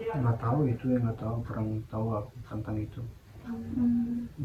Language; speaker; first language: Indonesian; non-native, fluent; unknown